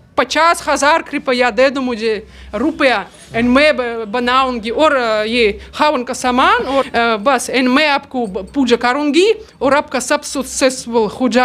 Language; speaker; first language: Hindi; non-native, learner; Russian